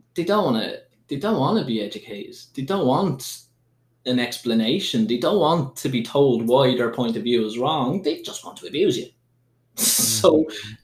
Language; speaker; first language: English; native; English